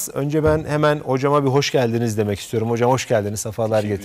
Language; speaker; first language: Turkish; native; Turkish